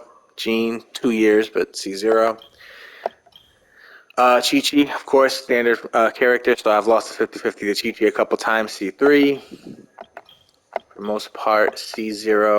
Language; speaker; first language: English; native; English